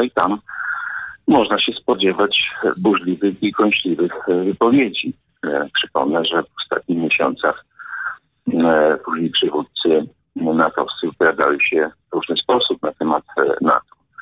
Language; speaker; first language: Polish; native; Polish